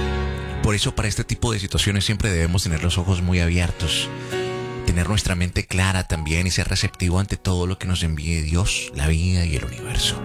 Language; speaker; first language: Spanish; native; Spanish